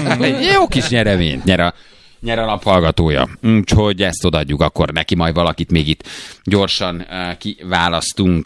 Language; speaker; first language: Hungarian; native; Hungarian